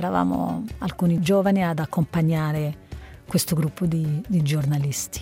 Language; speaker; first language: Italian; non-native, fluent; Arabic